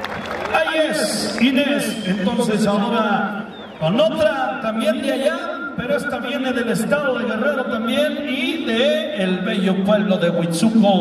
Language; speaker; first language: Spanish; native; Spanish